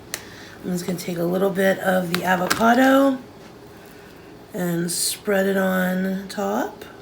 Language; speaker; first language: English; native; English